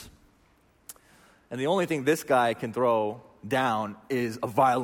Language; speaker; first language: English; native; English